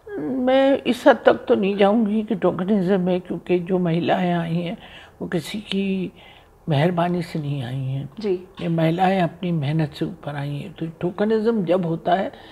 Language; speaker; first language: Hindi; native; Hindi